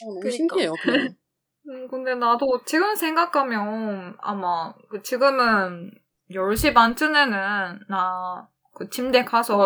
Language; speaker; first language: Korean; non-native, fluent; Japanese